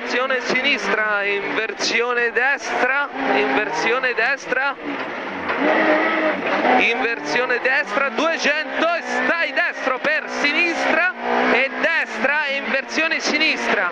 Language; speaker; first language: Italian; native; Italian